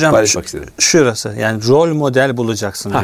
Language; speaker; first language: Turkish; native; Turkish